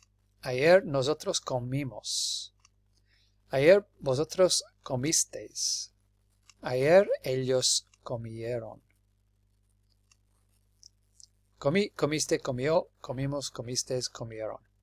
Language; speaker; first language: Spanish; non-native, fluent; English